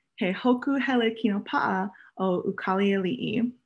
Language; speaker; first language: English; native; English